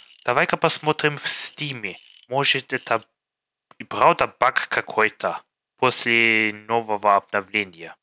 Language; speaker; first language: Russian; non-native, fluent; German